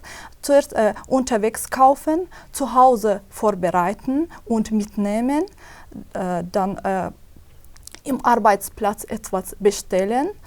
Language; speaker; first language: German; non-native, fluent; Azerbaijani